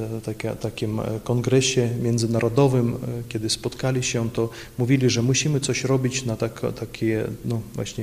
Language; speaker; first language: Polish; non-native, local second language; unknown